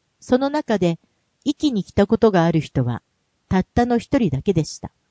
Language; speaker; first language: Japanese; non-native, fluent; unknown